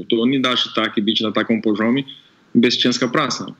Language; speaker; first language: Polish; non-native, fluent; Portuguese